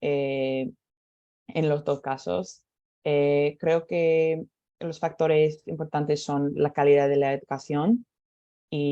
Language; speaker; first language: Spanish; non-native, learner; English